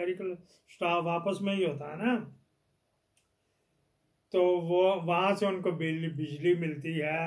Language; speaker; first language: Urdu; non-native, local second language; Punjabi